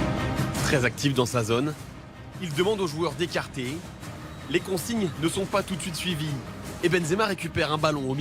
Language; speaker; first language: French; native; French